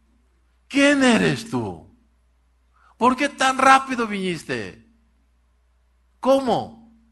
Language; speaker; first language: Spanish; non-native, learner; Korean